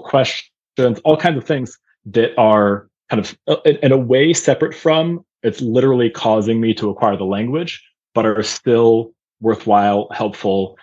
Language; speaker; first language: English; non-native, fluent; German